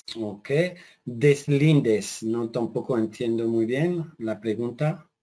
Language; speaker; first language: Spanish; non-native, fluent; French